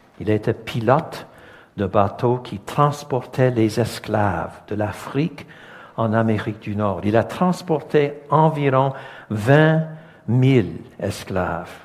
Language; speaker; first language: French; non-native, local second language; English